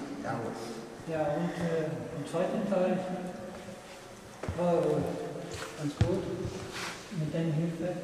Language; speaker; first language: German; non-native, fluent; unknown